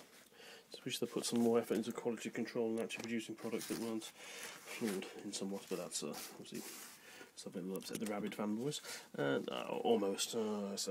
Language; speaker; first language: English; native; English